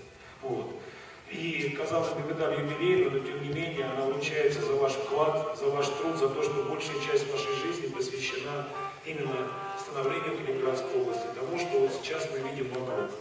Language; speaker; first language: Russian; native; Russian